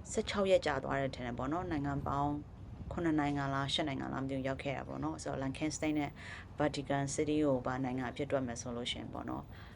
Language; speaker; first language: Burmese; non-native, local second language; Kachin